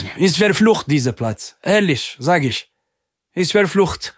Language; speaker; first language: German; non-native, learner; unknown